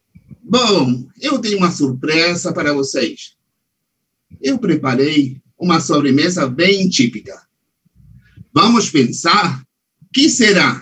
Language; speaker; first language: Portuguese; non-native, fluent; Spanish